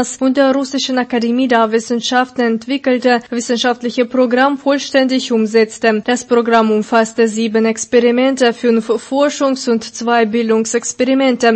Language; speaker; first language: German; non-native, fluent; Russian